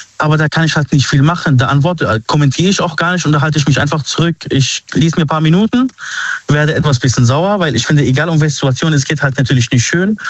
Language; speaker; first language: German; early bilingual, other home language; Arabic